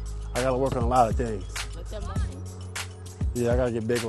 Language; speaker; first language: English; native; English